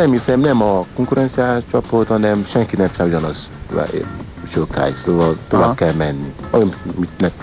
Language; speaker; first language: Hungarian; non-native, learner; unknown